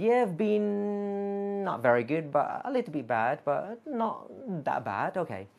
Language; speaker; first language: English; non-native, fluent; Thai